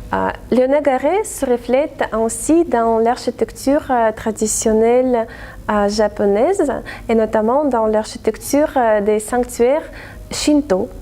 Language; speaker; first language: French; non-native, fluent; Russian